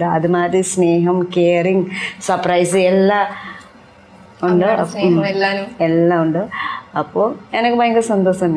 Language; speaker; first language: Malayalam; non-native, learner; Nepali